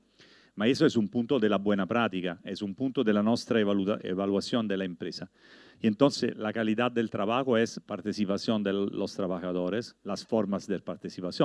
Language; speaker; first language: Spanish; non-native, learner; Italian